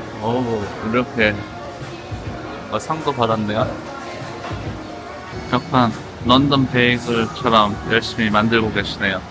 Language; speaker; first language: Korean; native; Korean